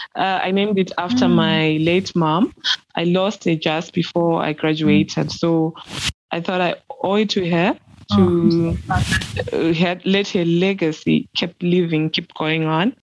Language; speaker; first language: English; non-native, local second language; Shona